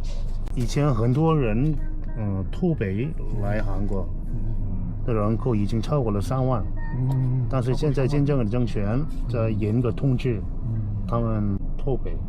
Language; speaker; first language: Chinese; non-native, fluent; Korean